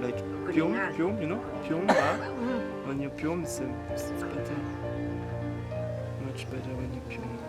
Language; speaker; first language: English; non-native, learner; French